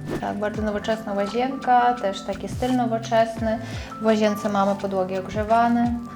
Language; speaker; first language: Polish; non-native, fluent; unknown